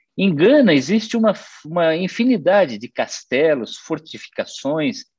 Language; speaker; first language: Portuguese; native; Portuguese